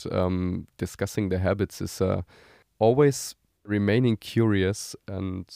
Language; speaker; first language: English; non-native, fluent; German